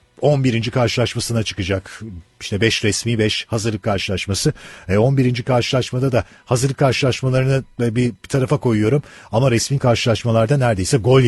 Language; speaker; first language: Turkish; native; Turkish